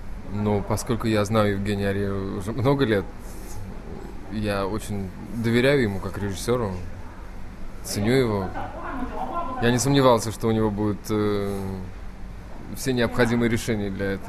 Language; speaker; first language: Russian; native; Russian